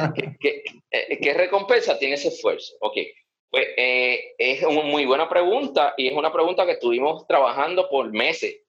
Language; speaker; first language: Spanish; early bilingual, heritage; Spanish